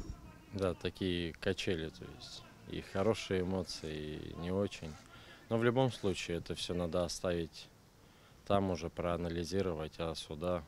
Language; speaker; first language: Russian; native; Russian